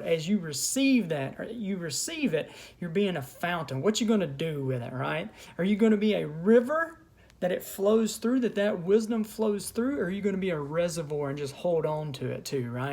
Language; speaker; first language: English; native; English